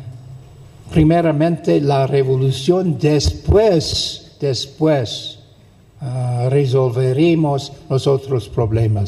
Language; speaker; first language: Spanish; non-native, fluent; English